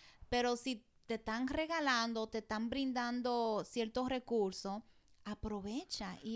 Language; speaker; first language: Spanish; early bilingual, heritage; Spanish